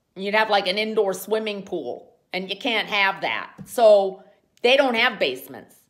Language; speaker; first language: English; native; English